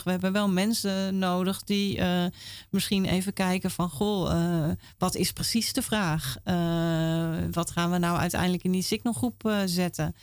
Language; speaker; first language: Dutch; native; Dutch